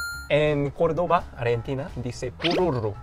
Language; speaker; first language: Spanish; non-native, fluent; Korean